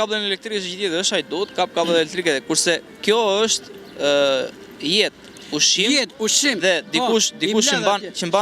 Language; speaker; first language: Albanian; native; Albanian